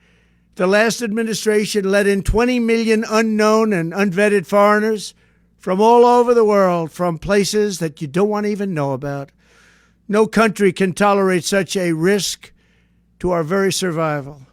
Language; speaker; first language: English; native; English